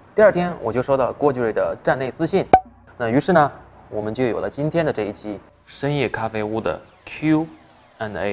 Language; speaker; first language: Chinese; native; Chinese